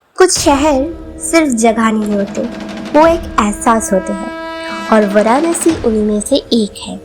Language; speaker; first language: Hindi; non-native, local second language; Bangla